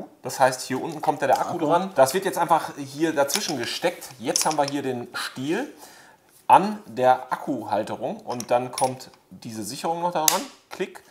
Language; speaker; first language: German; native; German